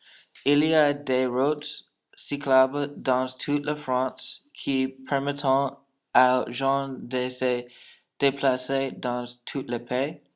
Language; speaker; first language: French; non-native, learner; English